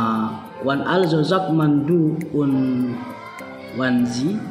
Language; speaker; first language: German; non-native, fluent; Indonesian